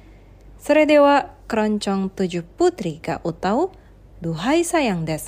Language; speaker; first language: Japanese; non-native, fluent; Indonesian